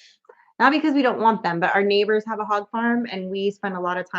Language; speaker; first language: English; native; English